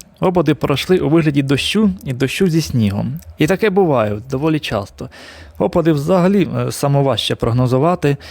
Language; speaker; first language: Ukrainian; native; Ukrainian